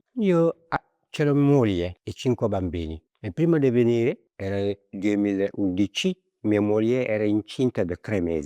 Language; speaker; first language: Italian; non-native, learner; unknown